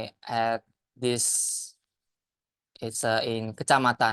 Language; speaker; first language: English; non-native, learner; Indonesian